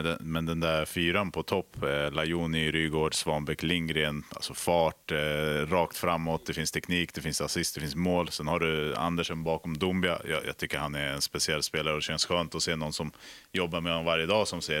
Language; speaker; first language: Swedish; native; Swedish